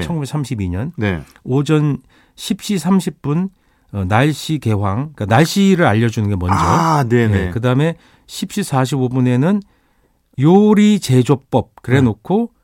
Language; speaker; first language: Korean; native; Korean